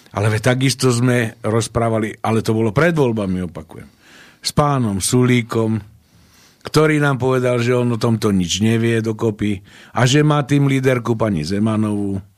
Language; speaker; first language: Slovak; native; Slovak